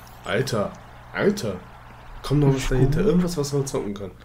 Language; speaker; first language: German; native; German